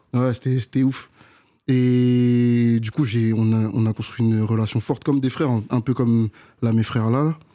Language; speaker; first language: French; native; French